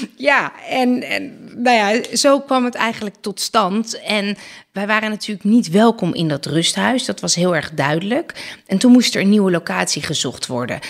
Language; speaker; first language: Dutch; native; Dutch